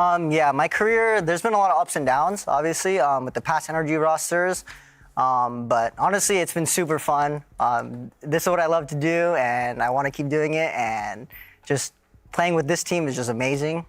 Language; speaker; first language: English; native; English